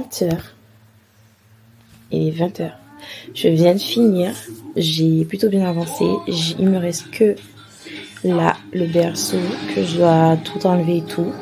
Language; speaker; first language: French; native; French